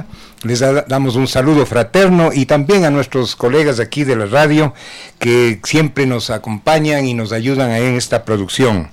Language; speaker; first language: Spanish; native; Spanish